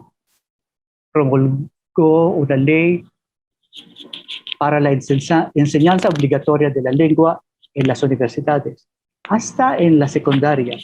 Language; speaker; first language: Spanish; non-native, fluent; Filipino